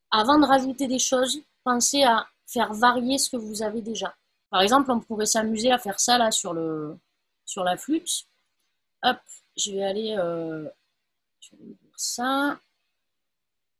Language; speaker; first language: French; native; French